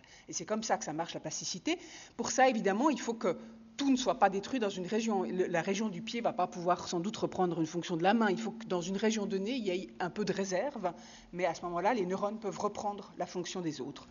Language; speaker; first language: French; native; French